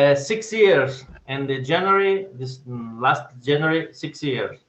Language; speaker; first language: English; non-native, learner; Portuguese